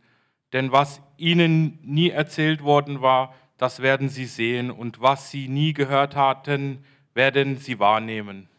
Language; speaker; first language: German; native; German